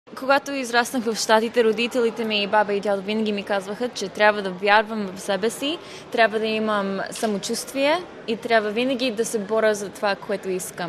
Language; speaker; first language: Bulgarian; early bilingual, heritage; Bulgarian